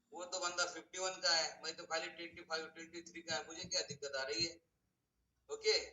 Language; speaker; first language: Hindi; non-native, local second language; Marathi